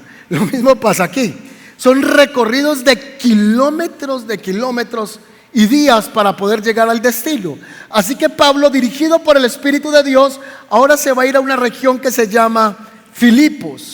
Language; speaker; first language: Spanish; native; Spanish